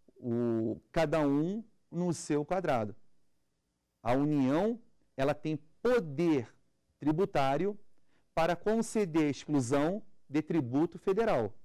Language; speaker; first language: Portuguese; native; Portuguese